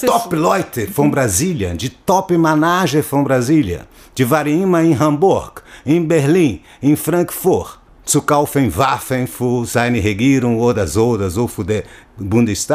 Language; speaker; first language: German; non-native, learner; Portuguese